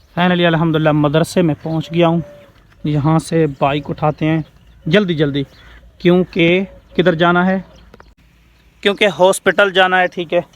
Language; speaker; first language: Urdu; non-native, local second language; Saraiki